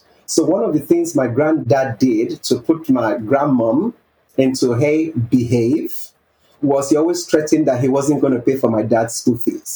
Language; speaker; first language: English; non-native, local second language; Yoruba